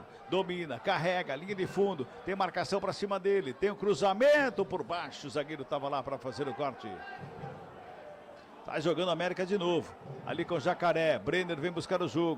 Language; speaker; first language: Portuguese; native; Portuguese